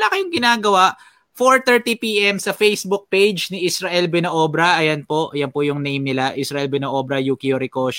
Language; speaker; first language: Filipino; native; Filipino